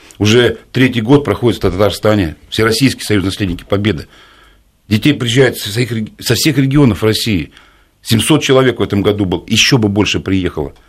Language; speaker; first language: Russian; native; Russian